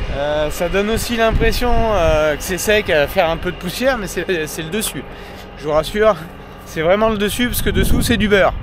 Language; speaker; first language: French; native; French